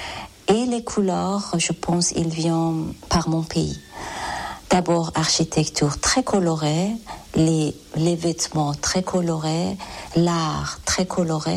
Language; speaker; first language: French; non-native, fluent; Persian